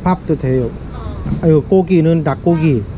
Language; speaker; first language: Korean; non-native, learner; Thai